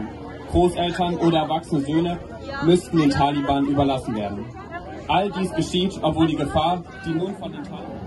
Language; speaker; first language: German; native; German